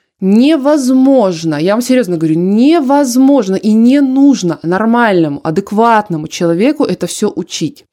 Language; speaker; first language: Russian; native; Russian